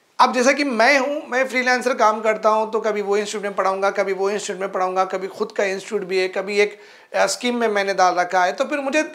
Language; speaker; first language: Hindi; non-native, local second language; Urdu